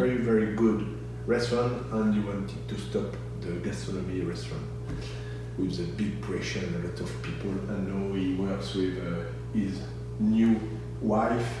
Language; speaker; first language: English; non-native, learner; French